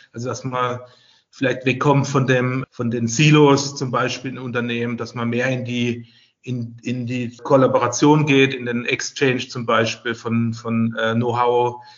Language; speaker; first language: German; native; German